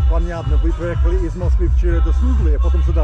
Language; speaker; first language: Russian; non-native, learner; English